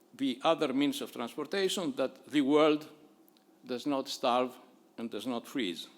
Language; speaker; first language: English; non-native, fluent; Greek